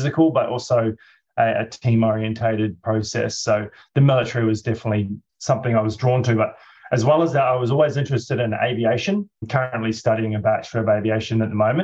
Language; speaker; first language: English; native; English